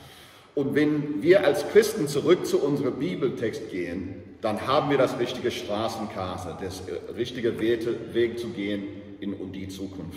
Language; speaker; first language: German; non-native, learner; English